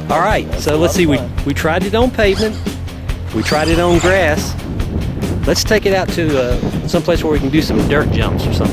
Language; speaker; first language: English; native; English